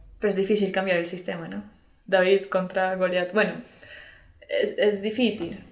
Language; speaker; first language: Spanish; early bilingual, other home language; English